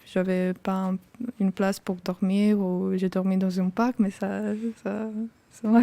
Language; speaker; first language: French; non-native, fluent; Romanian